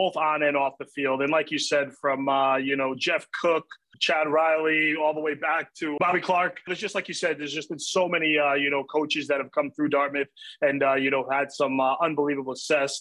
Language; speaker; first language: English; native; English